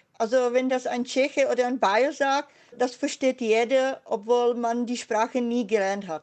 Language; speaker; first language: German; non-native, fluent; Czech